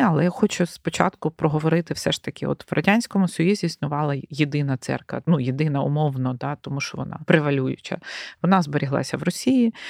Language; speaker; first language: Ukrainian; native; Ukrainian